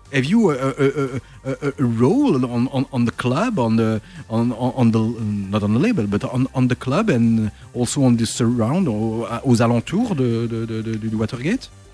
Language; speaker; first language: English; non-native, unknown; French